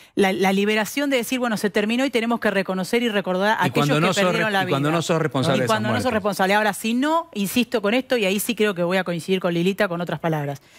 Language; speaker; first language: Spanish; native; Spanish